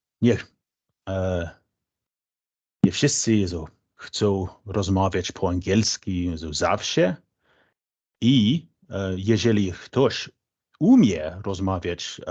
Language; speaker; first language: Polish; non-native, fluent; English